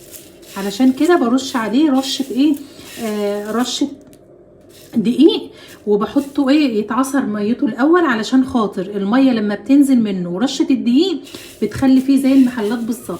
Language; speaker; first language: Arabic; native; Arabic